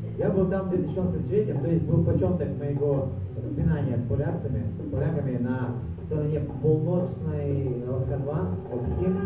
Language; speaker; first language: Polish; non-native, learner; Russian